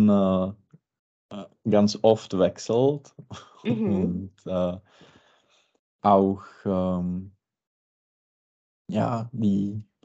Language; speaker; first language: German; non-native, learner; Czech